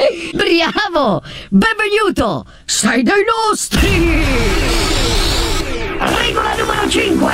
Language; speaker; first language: Italian; native; Italian